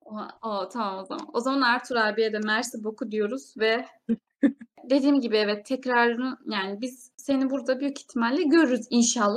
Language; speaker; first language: Turkish; native; Turkish